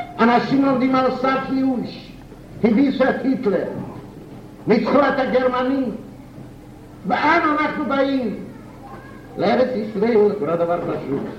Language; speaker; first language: Hebrew; non-native, fluent; Yiddish